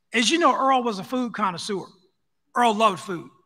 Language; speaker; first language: English; native; English